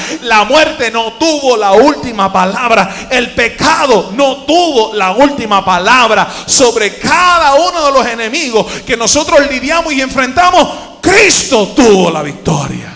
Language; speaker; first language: Spanish; native; Spanish